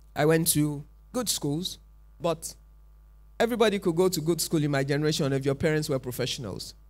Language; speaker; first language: English; non-native, local second language; Yoruba